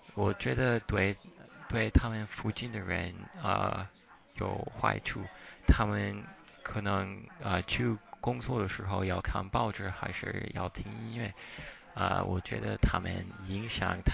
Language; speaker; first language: Chinese; non-native, fluent; English